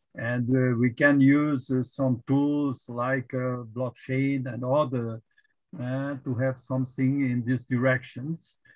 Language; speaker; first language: English; non-native, fluent; Portuguese